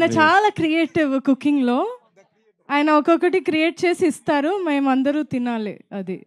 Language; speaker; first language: Telugu; non-native, fluent; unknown